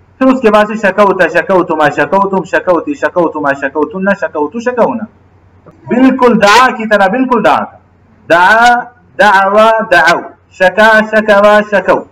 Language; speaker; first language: Urdu; native; Urdu